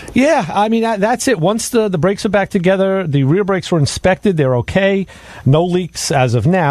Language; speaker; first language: English; native; English